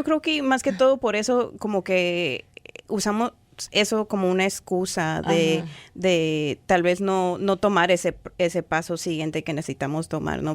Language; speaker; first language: Spanish; early bilingual, heritage; Spanish